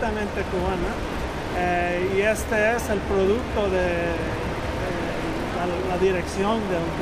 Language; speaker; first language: Spanish; early bilingual, heritage; Spanish